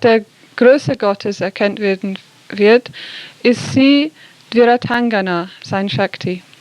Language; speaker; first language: German; non-native, fluent; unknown